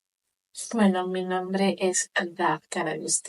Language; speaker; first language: Spanish; non-native, local second language; Haitian Creole